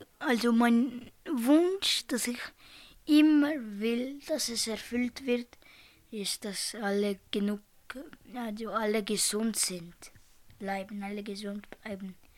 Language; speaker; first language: German; early bilingual, other home language; Portuguese